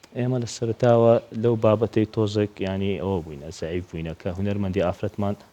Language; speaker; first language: Central Kurdish; non-native, local second language; Azerbaijani